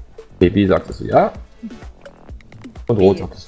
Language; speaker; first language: German; native; German